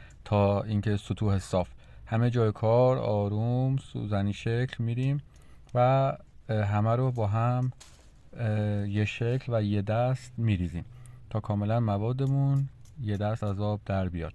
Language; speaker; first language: Persian; native; Persian